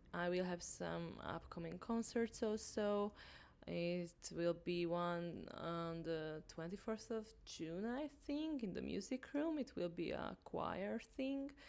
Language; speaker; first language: English; non-native, learner; Hungarian